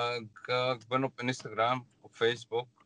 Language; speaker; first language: Dutch; non-native, learner; Arabic